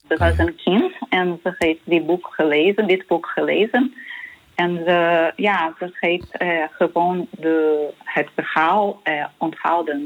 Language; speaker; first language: Dutch; non-native, fluent; Portuguese